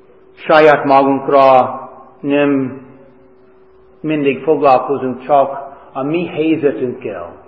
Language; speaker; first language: Hungarian; non-native, fluent; English